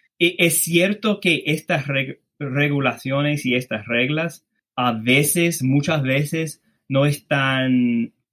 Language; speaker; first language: Spanish; non-native, fluent; English